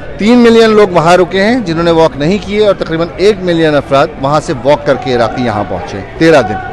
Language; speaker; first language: Urdu; native; Urdu